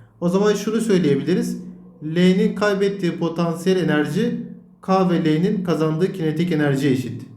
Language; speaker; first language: Turkish; native; Turkish